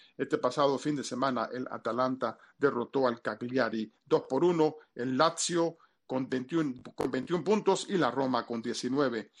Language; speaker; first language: Spanish; early bilingual, heritage; Spanish